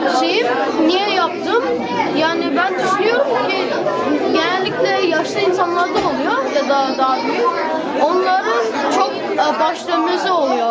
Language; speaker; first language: Turkish; early bilingual, heritage; Turkish